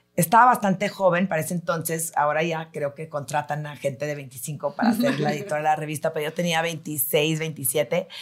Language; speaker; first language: Spanish; early bilingual, heritage; Spanish